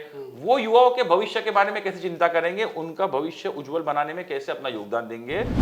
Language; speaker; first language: Hindi; non-native, local second language; Marathi